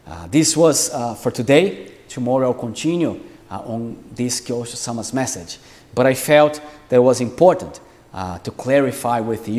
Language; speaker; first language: English; non-native, fluent; Portuguese